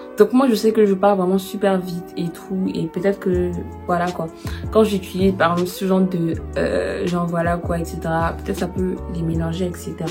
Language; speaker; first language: French; native; French